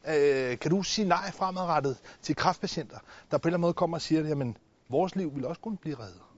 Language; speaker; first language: Danish; native; Danish